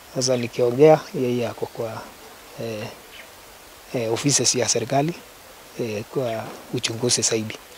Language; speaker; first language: Swahili; non-native, local second language; Kalenjin